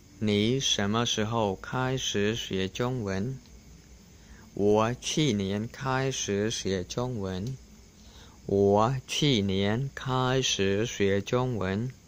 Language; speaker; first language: Chinese; non-native, learner; Khmer